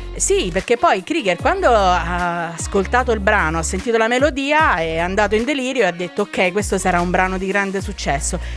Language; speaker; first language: Italian; native; Italian